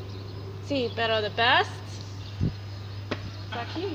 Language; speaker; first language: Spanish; non-native, learner; English